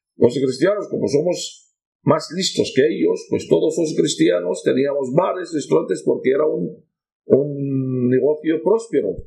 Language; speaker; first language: Spanish; non-native, fluent; Arabic